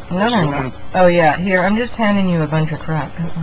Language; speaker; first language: English; native; English